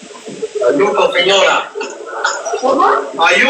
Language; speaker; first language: Italian; non-native, learner; Albanian